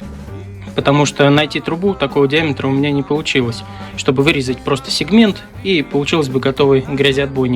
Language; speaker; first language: Russian; native; Russian